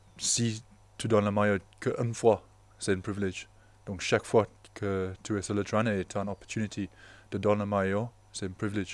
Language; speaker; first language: French; non-native, fluent; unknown